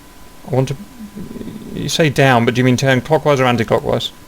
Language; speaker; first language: English; native; English